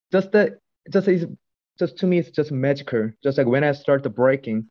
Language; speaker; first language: English; non-native, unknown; Korean